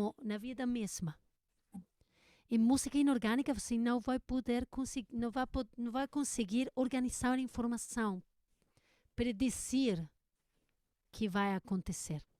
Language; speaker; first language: Portuguese; non-native, learner; Spanish